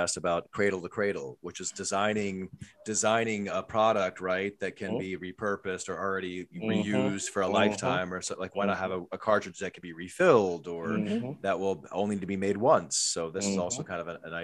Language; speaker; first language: English; native; English